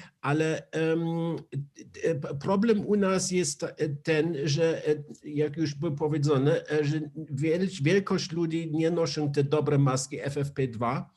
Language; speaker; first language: Polish; non-native, learner; German